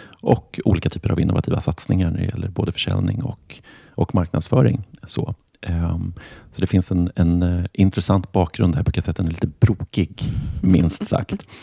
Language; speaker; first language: Swedish; native; Swedish